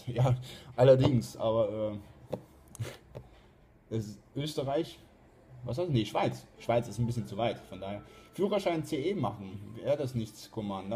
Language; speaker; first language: German; native; German